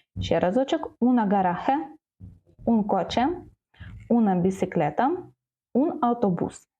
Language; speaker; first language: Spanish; non-native, fluent; Ukrainian